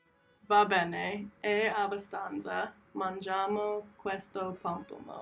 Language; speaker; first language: Italian; non-native, learner; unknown